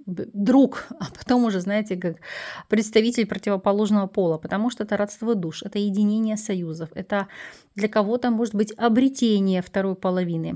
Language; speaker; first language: Russian; native; Russian